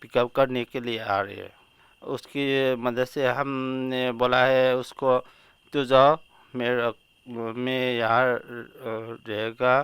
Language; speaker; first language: Hindi; non-native, local second language; Manipuri